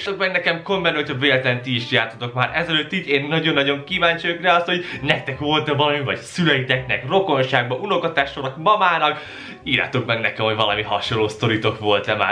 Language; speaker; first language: Hungarian; native; Hungarian